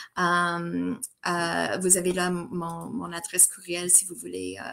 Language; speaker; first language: French; non-native, fluent; English